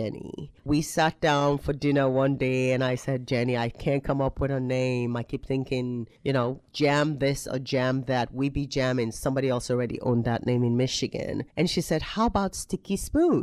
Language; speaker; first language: English; non-native, local second language; Yoruba